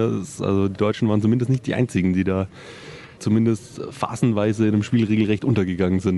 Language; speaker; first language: German; native; German